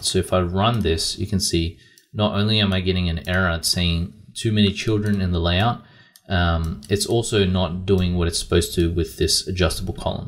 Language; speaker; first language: English; native; English